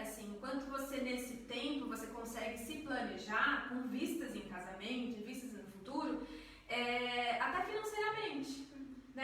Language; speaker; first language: Portuguese; native; Portuguese